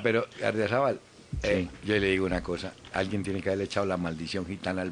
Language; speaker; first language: Spanish; native; Spanish